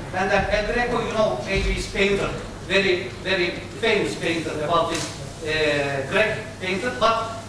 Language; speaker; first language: English; non-native, learner; Turkish